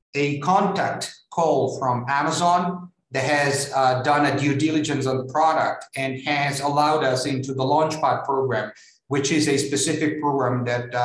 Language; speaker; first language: English; non-native, fluent; Italian